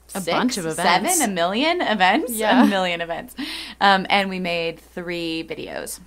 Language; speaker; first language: English; native; English